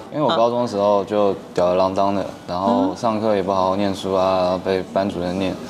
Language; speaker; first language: Chinese; native; Chinese